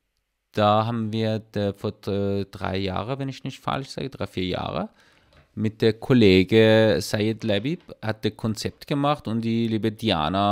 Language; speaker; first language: German; non-native, learner; Persian